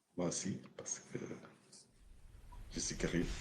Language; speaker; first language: French; non-native, learner; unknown